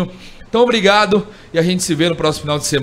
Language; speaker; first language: Portuguese; native; Portuguese